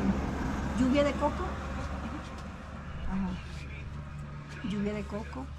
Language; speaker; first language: Spanish; native; Spanish